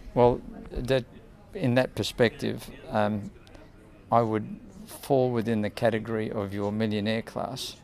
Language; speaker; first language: English; native; English